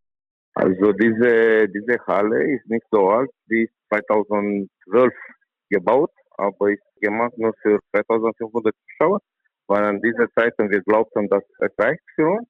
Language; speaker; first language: German; non-native, learner; Romanian